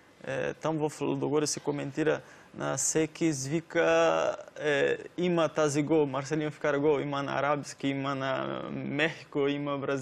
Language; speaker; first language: Bulgarian; non-native, learner; Portuguese